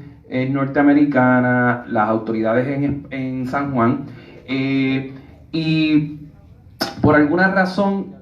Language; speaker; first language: Spanish; native; Spanish